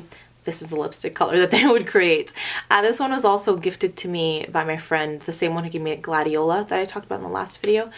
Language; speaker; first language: English; native; English